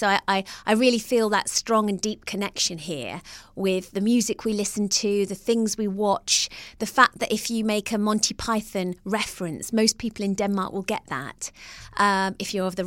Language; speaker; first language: English; native; English